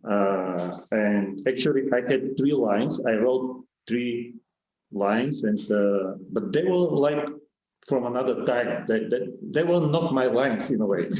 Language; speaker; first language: English; non-native, fluent; Bulgarian